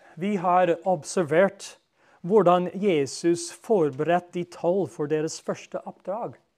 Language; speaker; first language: Norwegian; non-native, fluent; English